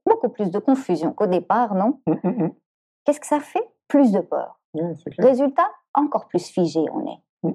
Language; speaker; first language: French; native; French